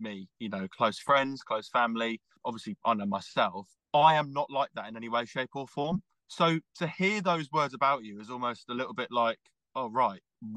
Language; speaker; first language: English; native; English